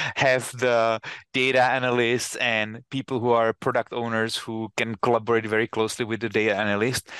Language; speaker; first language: English; non-native, fluent; Czech